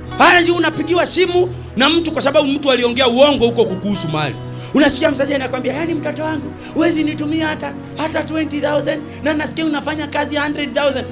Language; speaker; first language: Swahili; native; Swahili